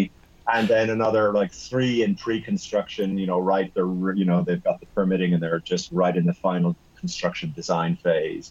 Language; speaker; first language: English; native; English